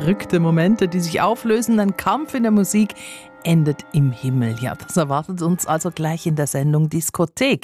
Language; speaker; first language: German; native; German